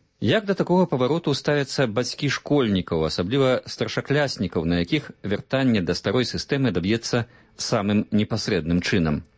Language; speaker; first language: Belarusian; native; Belarusian